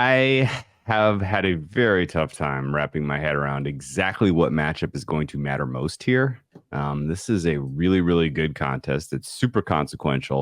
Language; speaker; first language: English; native; English